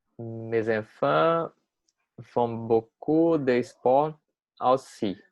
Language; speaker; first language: French; non-native, learner; Portuguese